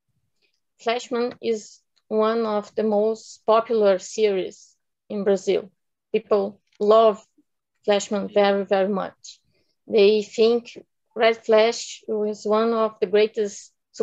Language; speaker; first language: English; non-native, fluent; Portuguese